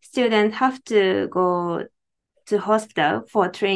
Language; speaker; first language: English; non-native, learner; Japanese